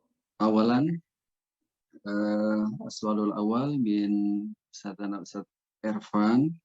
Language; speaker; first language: Arabic; non-native, fluent; Indonesian